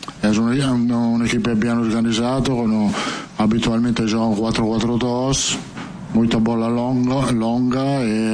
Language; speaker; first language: Portuguese; non-native, fluent; Italian